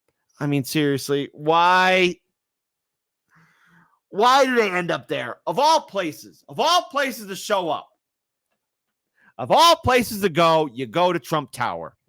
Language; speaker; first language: English; native; English